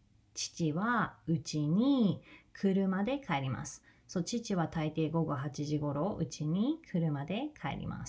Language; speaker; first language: Japanese; non-native, fluent; English